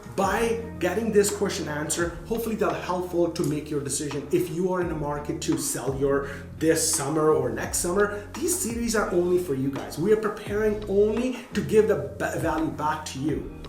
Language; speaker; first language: English; non-native, fluent; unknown